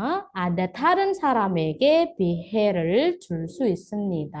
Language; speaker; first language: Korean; non-native, fluent; Indonesian